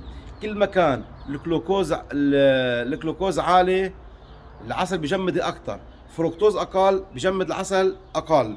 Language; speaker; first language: Arabic; native; Arabic